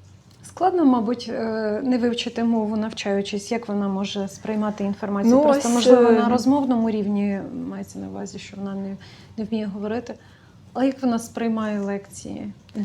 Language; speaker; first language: Ukrainian; native; Ukrainian